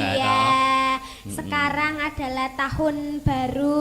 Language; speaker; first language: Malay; non-native, local second language; Javanese